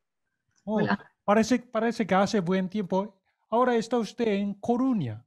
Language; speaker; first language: Spanish; non-native, fluent; Japanese